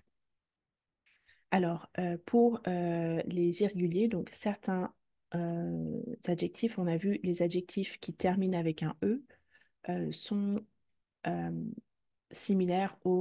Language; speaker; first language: French; native; French